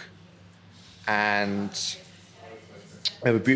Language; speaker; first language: English; native; English